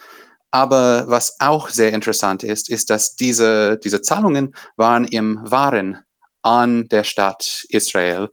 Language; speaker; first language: German; non-native, fluent; English